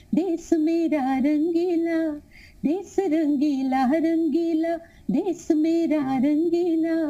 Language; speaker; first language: Hindi; non-native, local second language; Tamil